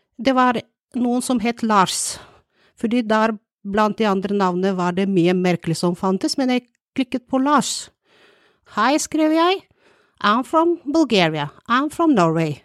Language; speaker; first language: Norwegian; non-native, fluent; Bulgarian